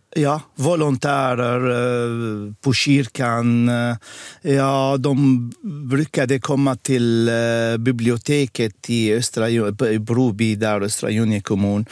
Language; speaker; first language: Swedish; non-native, local second language; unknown